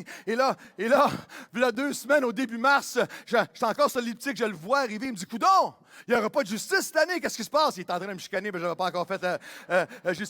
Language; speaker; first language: French; native; French